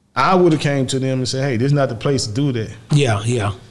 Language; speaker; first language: English; native; English